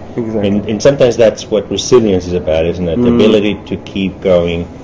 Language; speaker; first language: English; early bilingual, other home language; German